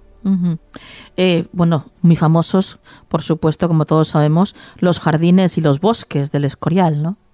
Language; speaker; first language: Spanish; native; Spanish